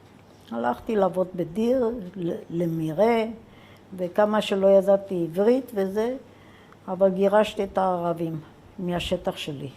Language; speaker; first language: Hebrew; non-native, fluent; German